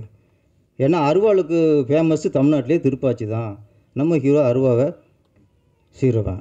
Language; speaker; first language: Tamil; native; Tamil